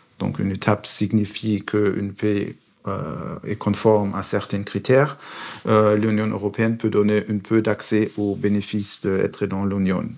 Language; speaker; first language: French; non-native, fluent; German